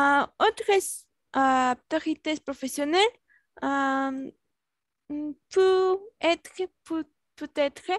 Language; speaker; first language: French; non-native, learner; Spanish